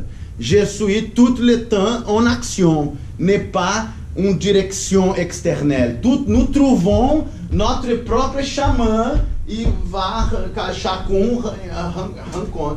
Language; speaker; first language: French; non-native, learner; Portuguese